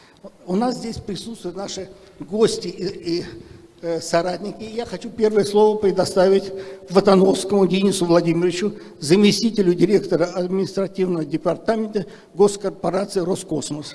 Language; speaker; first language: Russian; native; Russian